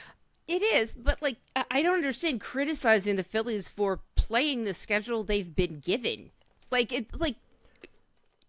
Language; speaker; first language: English; native; English